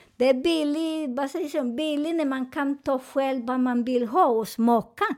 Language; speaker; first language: Swedish; non-native, fluent; Spanish